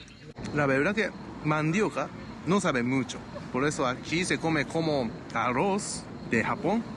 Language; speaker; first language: Spanish; non-native, fluent; Japanese